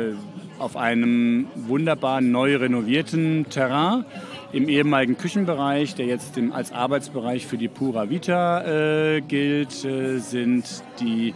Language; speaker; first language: German; native; German